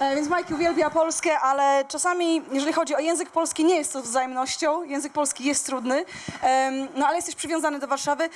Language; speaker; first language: Polish; native; Polish